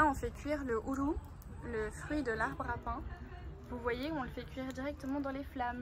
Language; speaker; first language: French; native; French